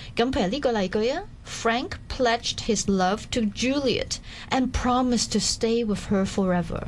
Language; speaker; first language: English; non-native, local second language; Cantonese